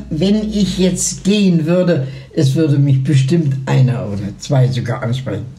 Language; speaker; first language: German; native; German